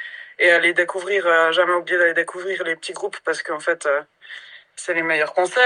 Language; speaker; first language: French; native; French